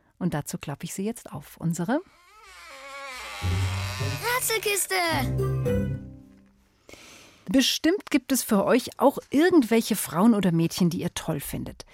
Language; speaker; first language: German; native; German